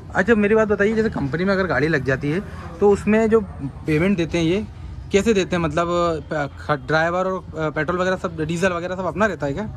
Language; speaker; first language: Hindi; native; Hindi